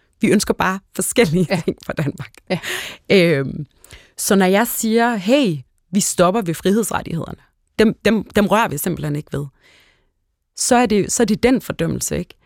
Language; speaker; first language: Danish; early bilingual, other home language; Arabic